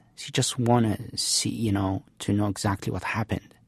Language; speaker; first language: English; non-native, fluent; Arabic